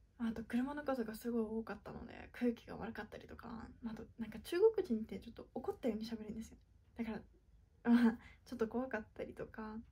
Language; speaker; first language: Japanese; native; Japanese